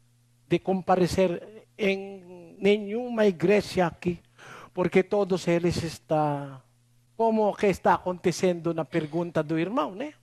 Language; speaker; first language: Portuguese; non-native, learner; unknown